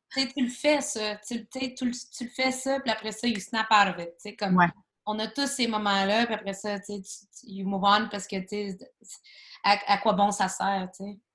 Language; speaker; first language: French; native; French